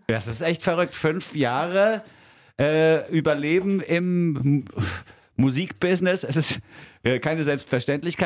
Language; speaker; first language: German; native; German